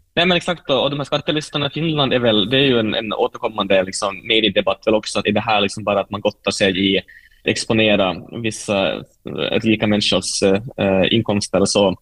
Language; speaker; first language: Swedish; native; Swedish